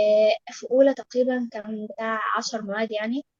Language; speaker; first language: Arabic; native; Arabic